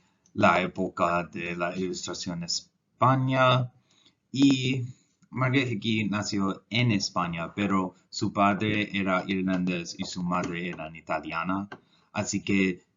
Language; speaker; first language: Spanish; non-native, learner; English